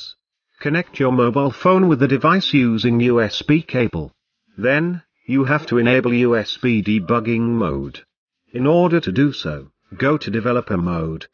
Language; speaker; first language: English; non-native, fluent; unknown